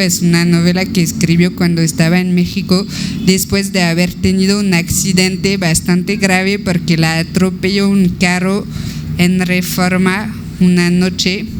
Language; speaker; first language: Spanish; non-native, fluent; French